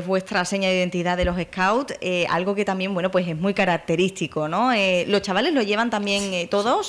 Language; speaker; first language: Spanish; native; Spanish